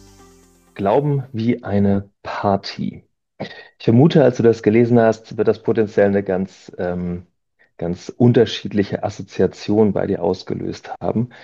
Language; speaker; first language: German; native; German